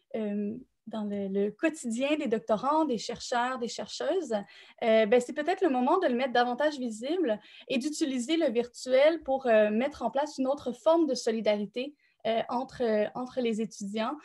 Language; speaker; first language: French; native; French